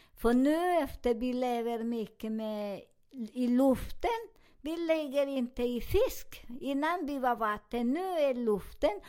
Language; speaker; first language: Swedish; non-native, fluent; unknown